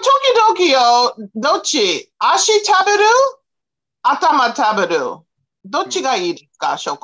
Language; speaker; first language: Japanese; non-native, learner; English